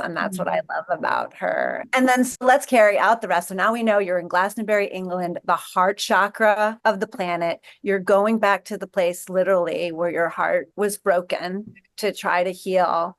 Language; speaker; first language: English; native; English